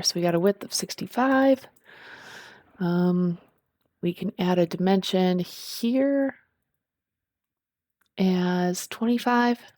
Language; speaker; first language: English; native; English